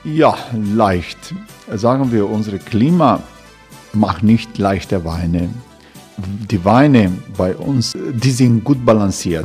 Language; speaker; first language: German; non-native, learner; Croatian